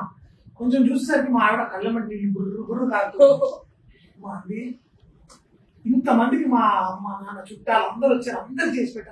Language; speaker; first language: Telugu; native; Telugu